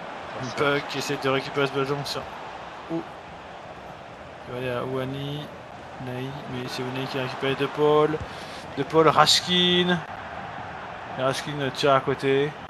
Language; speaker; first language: French; native; French